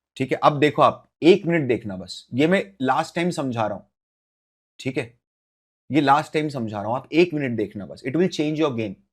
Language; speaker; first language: Hindi; native; Hindi